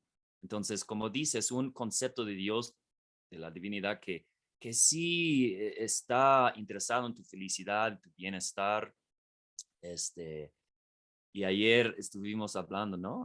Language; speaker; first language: Spanish; non-native, fluent; English